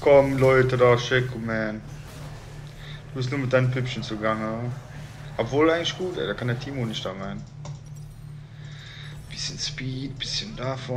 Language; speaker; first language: German; native; German